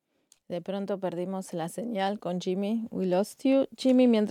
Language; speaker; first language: Spanish; native; Spanish